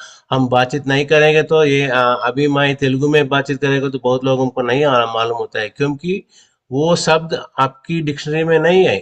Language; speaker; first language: Hindi; non-native, local second language; Telugu